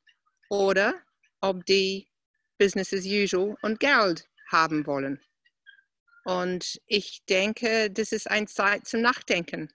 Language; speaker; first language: German; non-native, fluent; English